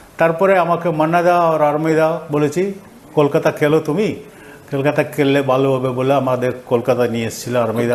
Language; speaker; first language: Bangla; non-native, fluent; Tamil